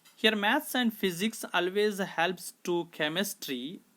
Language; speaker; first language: English; non-native, local second language; Kannada